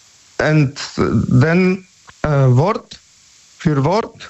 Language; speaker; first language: German; non-native, learner; Polish